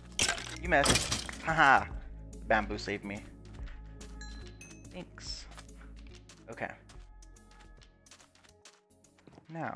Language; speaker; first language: English; native; English